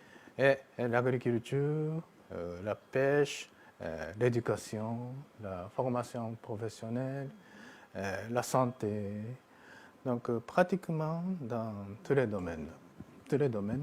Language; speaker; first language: French; non-native, fluent; Japanese